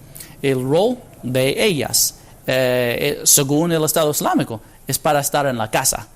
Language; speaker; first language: Spanish; non-native, fluent; English